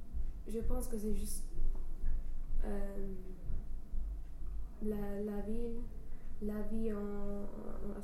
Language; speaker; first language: French; non-native, fluent; English